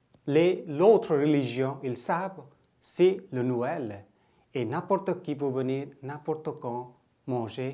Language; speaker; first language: French; non-native, fluent; Bangla